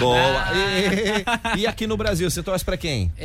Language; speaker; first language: Portuguese; native; Portuguese